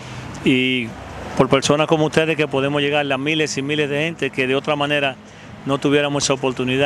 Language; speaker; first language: Spanish; native; Spanish